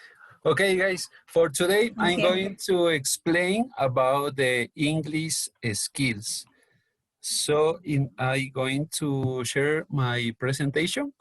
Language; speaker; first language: English; non-native, learner; Spanish